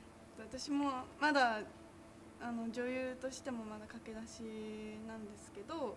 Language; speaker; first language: Japanese; native; Japanese